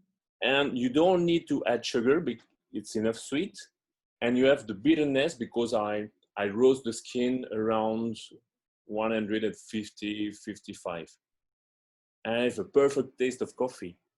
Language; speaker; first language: English; non-native, fluent; French